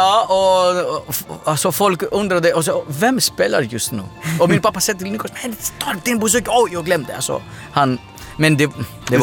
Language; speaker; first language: Swedish; non-native, learner; Greek